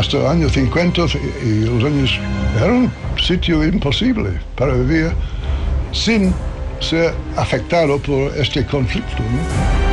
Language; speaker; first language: Spanish; non-native, fluent; English